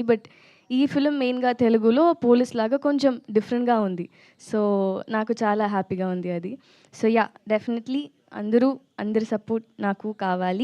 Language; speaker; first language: Telugu; non-native, learner; Tamil